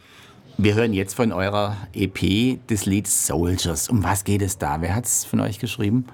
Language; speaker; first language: German; native; German